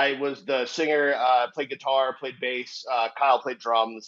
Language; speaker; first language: English; native; English